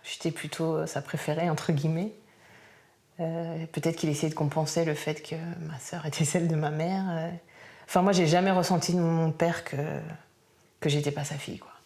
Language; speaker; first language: French; native; French